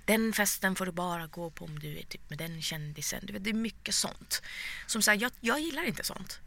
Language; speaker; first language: Swedish; early bilingual, other home language; Persian